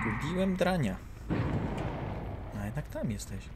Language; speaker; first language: Polish; native; Polish